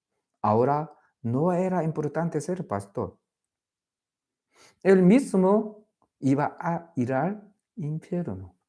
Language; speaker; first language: Spanish; non-native, fluent; Korean